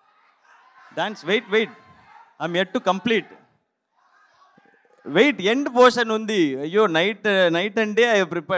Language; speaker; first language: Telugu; non-native, learner; Tamil